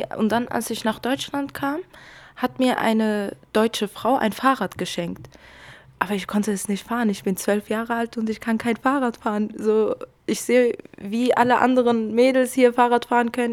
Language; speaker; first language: German; early bilingual, other home language; Kurdish